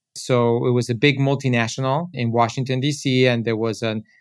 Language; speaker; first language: English; early bilingual, other home language; Spanish